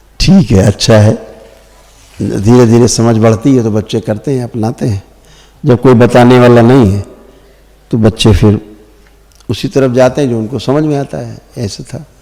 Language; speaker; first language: Hindi; native; Hindi